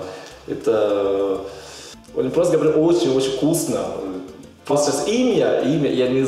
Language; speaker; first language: Russian; non-native, learner; Portuguese